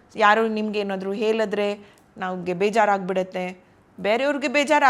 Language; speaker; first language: Kannada; non-native, local second language; Hindi